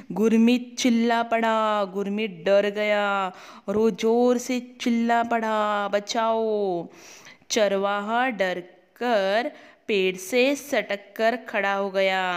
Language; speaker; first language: Hindi; non-native, local second language; Marathi